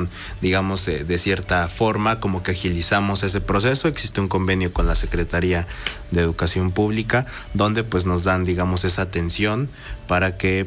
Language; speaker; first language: Spanish; native; Spanish